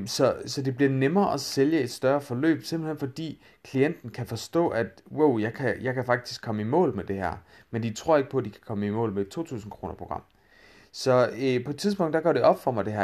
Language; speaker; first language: Danish; native; Danish